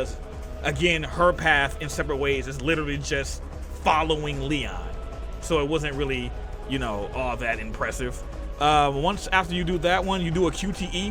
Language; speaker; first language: English; native; English